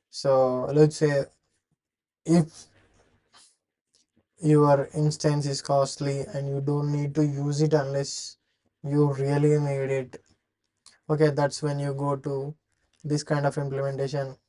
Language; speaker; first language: English; non-native, fluent; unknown